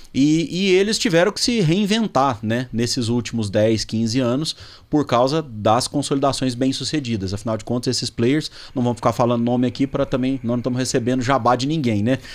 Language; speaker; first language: Portuguese; native; Portuguese